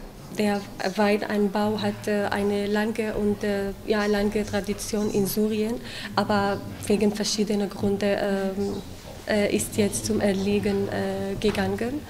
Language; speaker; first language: German; non-native, learner; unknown